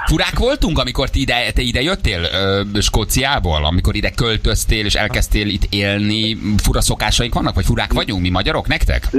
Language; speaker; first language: Hungarian; native; Hungarian